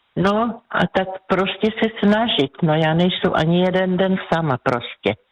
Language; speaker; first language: Czech; native; Czech